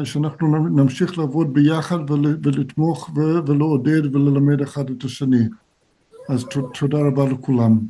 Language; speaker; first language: Hebrew; non-native, fluent; English